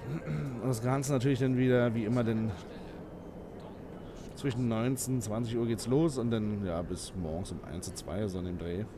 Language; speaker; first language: German; native; German